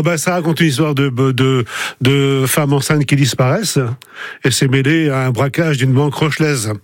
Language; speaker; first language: French; native; French